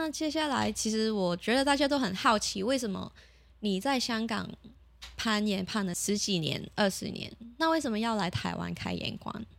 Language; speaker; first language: Chinese; non-native, local second language; Cantonese